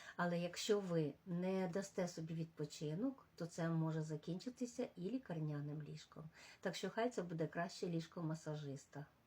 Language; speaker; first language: Ukrainian; non-native, local second language; Russian